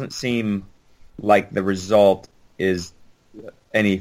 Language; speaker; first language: English; native; English